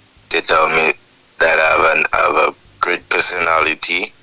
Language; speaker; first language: English; native; English